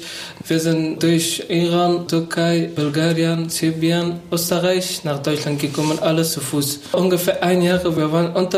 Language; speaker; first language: German; non-native, learner; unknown